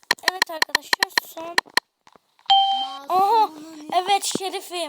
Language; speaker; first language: Turkish; native; Turkish